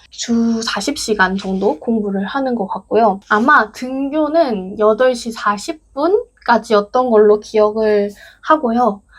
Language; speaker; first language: Korean; native; Korean